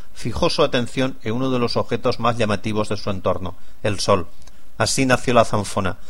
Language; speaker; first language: Spanish; non-native, local second language; Catalan